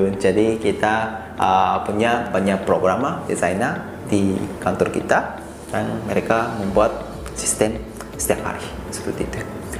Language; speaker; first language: Indonesian; non-native, fluent; Japanese